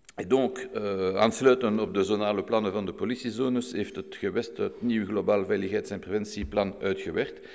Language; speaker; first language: Dutch; non-native, local second language; French